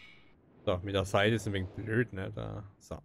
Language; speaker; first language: German; native; German